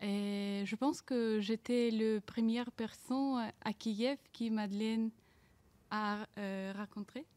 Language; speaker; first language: French; non-native, learner; Ukrainian